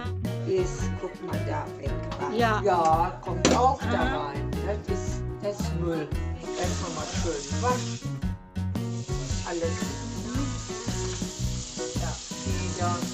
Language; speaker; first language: German; non-native, learner; Thai